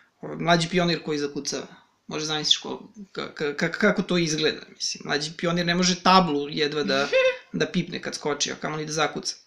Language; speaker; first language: Serbian; native; Serbian